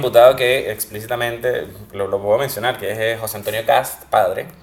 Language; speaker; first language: Spanish; native; Spanish